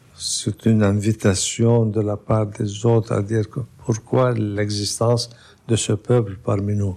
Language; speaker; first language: French; non-native, local second language; Armenian